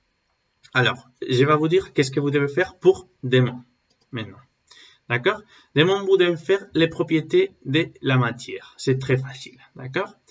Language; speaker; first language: French; non-native, learner; Spanish